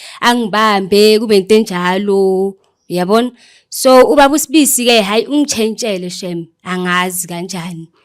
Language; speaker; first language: Zulu; native; Zulu